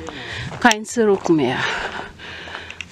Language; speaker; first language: German; non-native, learner; Filipino